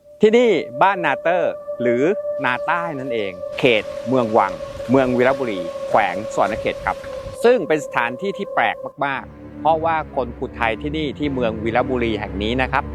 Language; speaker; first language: Thai; native; Thai